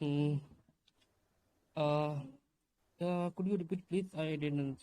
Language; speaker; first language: English; non-native, learner; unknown